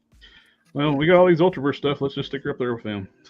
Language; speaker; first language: English; native; English